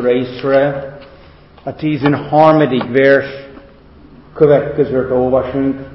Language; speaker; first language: Hungarian; non-native, fluent; English